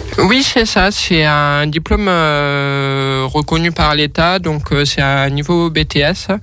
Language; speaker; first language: French; native; French